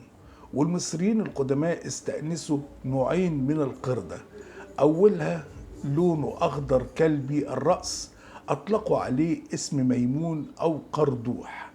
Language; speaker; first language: Arabic; native; Arabic